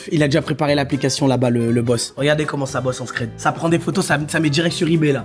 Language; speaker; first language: French; native; French